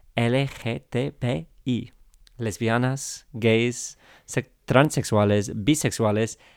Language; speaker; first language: Spanish; non-native, fluent; English